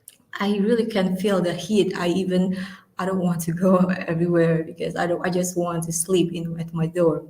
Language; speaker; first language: English; non-native, learner; Indonesian